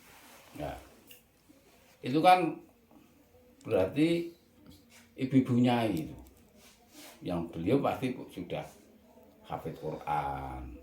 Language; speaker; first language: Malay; non-native, local second language; Javanese